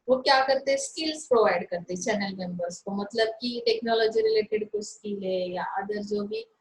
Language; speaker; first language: Hindi; non-native, local second language; Marathi